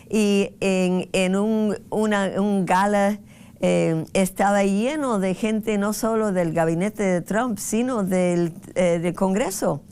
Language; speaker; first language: Spanish; non-native, fluent; English